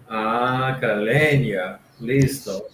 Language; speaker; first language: Spanish; non-native, learner; English